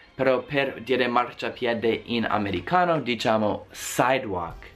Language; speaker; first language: Italian; non-native, fluent; English